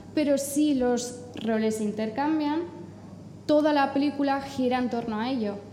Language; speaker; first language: Spanish; non-native, fluent; English